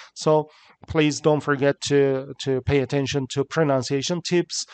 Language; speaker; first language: English; non-native, fluent; Persian